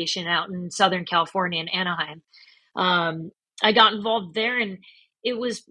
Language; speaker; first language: English; native; English